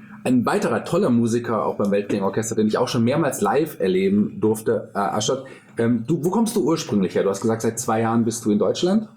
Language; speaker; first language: German; native; German